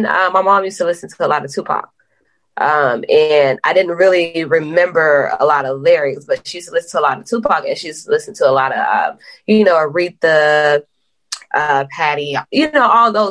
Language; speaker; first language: English; native; English